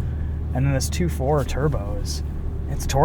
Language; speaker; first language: English; native; English